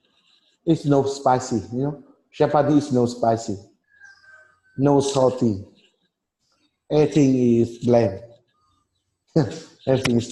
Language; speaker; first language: English; non-native, learner; Vietnamese